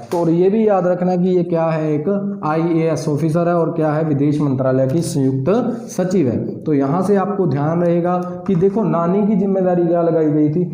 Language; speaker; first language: Hindi; native; Hindi